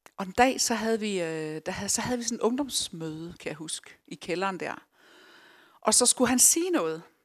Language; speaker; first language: Danish; early bilingual, other home language; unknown